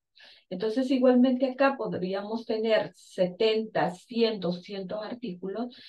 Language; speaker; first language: Spanish; native; Spanish